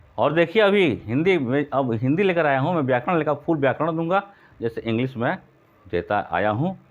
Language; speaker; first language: Hindi; native; Hindi